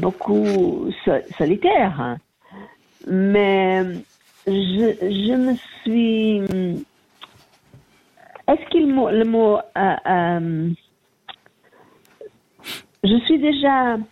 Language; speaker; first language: French; non-native, learner; Portuguese